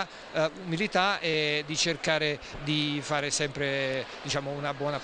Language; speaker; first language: Italian; non-native, fluent; Serbian